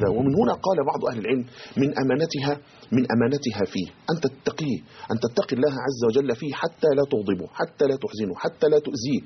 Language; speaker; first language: Arabic; native; Arabic